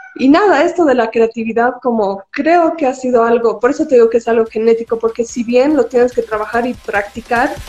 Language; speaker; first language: Spanish; native; Spanish